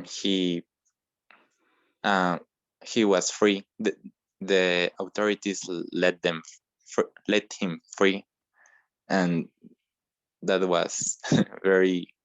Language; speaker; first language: English; non-native, learner; Spanish